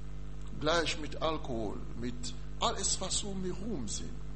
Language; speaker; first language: German; non-native, learner; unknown